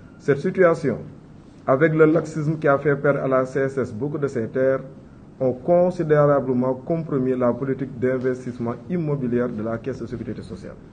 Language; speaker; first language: French; non-native, local second language; Wolof